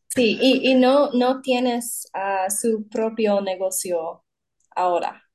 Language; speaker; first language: Spanish; non-native, fluent; Russian